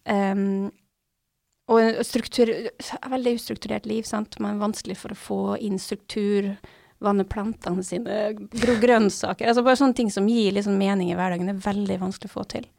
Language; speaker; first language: Norwegian; native; Norwegian